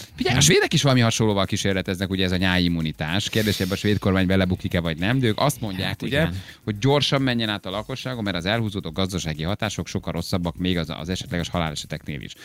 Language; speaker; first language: Hungarian; native; Hungarian